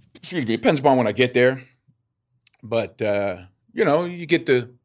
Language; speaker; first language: English; native; English